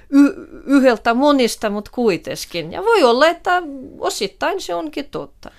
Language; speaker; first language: Finnish; non-native, fluent; Russian